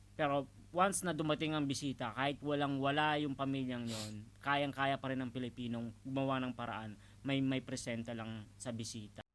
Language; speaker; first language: Filipino; non-native, local second language; Iloko